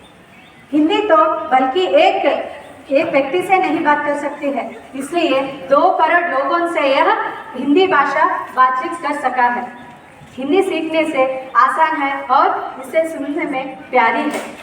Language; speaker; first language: Hindi; non-native, local second language; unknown